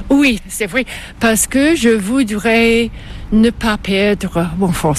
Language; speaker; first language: French; non-native, fluent; English